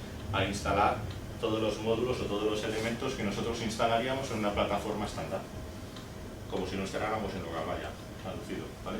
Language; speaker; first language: Spanish; native; Spanish